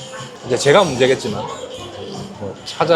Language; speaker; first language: Korean; native; Korean